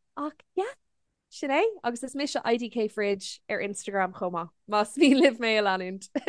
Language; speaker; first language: Irish; non-native, local second language; English